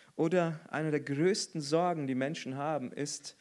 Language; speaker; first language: German; non-native, fluent; Portuguese